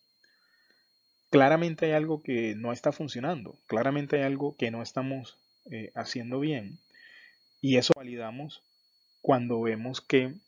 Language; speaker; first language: Spanish; native; Spanish